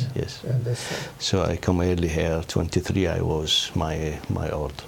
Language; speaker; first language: English; non-native, learner; Arabic